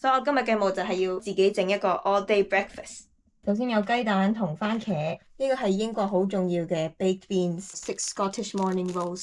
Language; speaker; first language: Cantonese; native; Cantonese